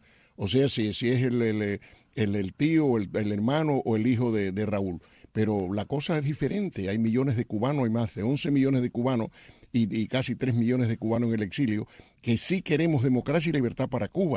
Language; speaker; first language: Spanish; native; Spanish